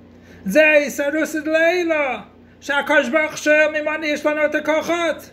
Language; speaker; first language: Hebrew; non-native, fluent; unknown